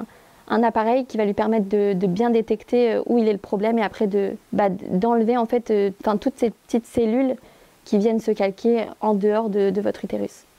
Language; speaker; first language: French; native; French